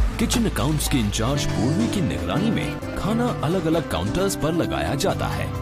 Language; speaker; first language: Hindi; native; Hindi